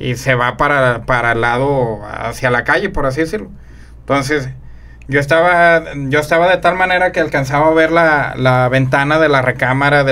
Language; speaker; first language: Spanish; native; Spanish